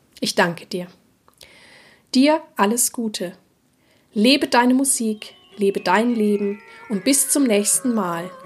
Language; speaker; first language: German; native; German